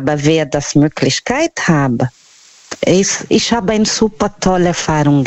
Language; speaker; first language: German; non-native, learner; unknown